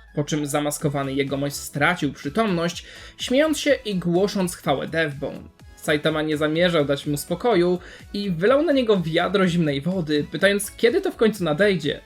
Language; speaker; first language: Polish; native; Polish